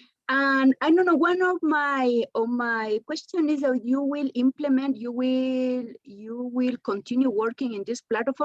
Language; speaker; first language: English; non-native, learner; Spanish